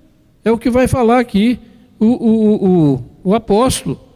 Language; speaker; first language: Portuguese; native; Portuguese